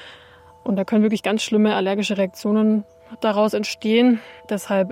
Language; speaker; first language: German; native; German